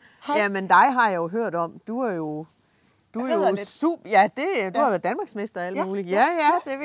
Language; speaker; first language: Danish; native; Danish